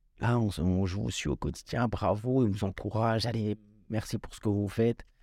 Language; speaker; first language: French; early bilingual, other home language; Kabyle